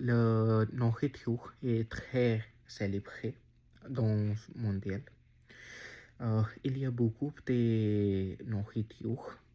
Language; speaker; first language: French; non-native, learner; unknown